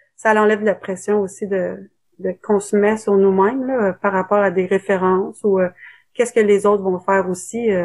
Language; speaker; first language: French; native; French